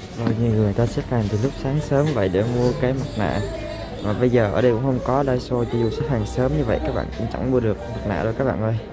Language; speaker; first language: Vietnamese; native; Vietnamese